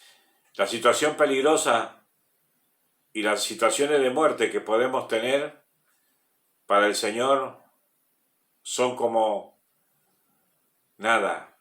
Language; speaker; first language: Spanish; native; Spanish